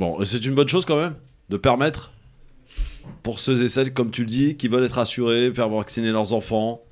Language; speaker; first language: French; native; French